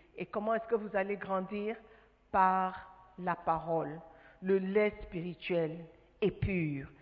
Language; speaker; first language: French; non-native, fluent; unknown